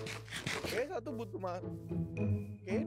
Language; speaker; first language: Indonesian; native; Indonesian